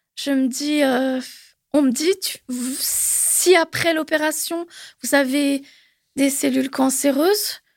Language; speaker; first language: French; native; French